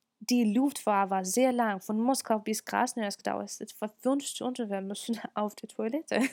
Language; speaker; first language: German; non-native, fluent; Russian